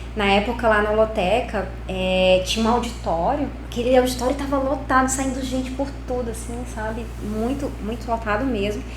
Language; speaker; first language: Portuguese; native; Portuguese